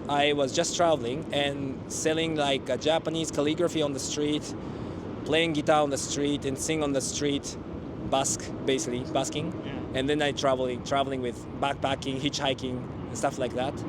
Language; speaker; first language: English; non-native, fluent; Japanese